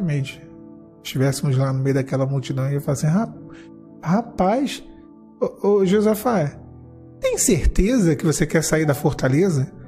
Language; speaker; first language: Portuguese; native; Portuguese